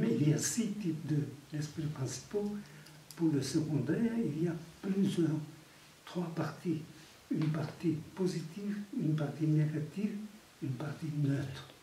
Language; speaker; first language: French; non-native, fluent; Tibetan